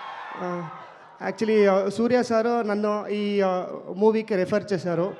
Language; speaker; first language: Telugu; non-native, local second language; Kannada